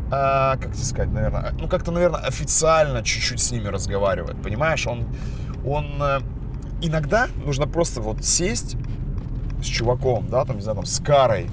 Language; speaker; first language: Russian; native; Russian